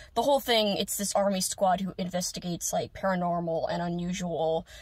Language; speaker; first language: English; native; English